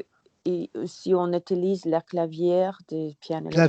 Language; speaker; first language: French; non-native, learner; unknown